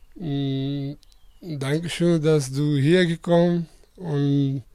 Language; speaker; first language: German; non-native, learner; Persian